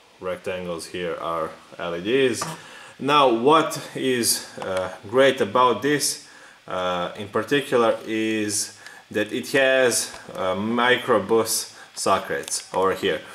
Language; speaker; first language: English; non-native, fluent; Serbian